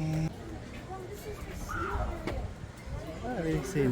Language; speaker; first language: English; non-native, learner; Vietnamese